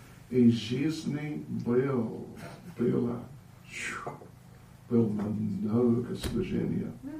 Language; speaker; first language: Russian; non-native, learner; English